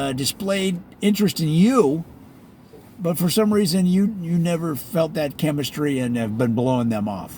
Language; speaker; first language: English; native; English